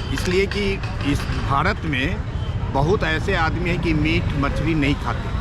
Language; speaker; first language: Hindi; native; Hindi